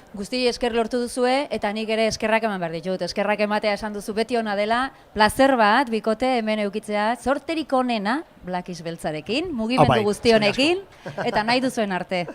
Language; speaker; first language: Basque; native; Basque